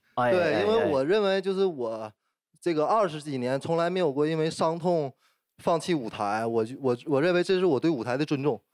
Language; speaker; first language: Chinese; native; Chinese